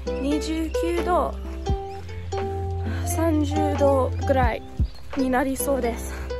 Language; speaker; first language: Japanese; non-native, learner; English